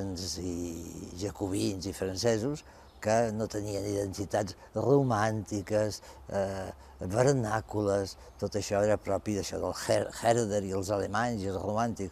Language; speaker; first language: Catalan; native; Catalan